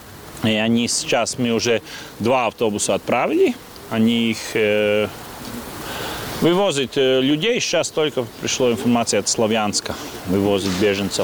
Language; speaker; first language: Russian; non-native, fluent; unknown